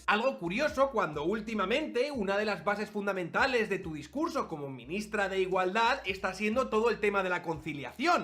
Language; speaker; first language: Spanish; native; Spanish